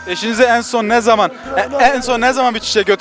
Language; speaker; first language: Turkish; native; Turkish